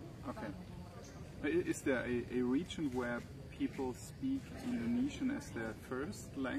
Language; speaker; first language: English; non-native, fluent; German